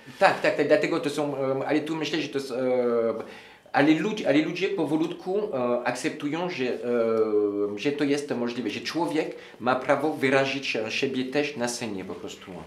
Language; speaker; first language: Polish; non-native, learner; French